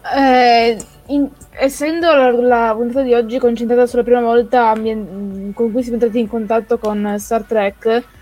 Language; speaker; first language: Italian; native; Italian